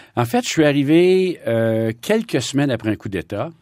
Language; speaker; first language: French; native; French